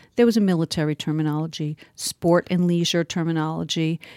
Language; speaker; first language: English; early bilingual, other home language; Yiddish